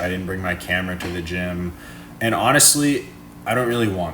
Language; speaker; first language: English; native; English